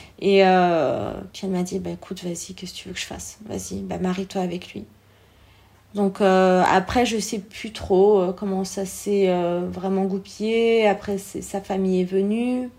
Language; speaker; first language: French; early bilingual, other home language; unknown